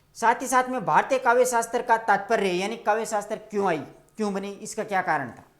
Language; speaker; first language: Hindi; native; Hindi